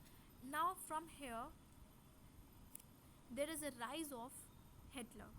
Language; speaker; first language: English; non-native, local second language; Hindi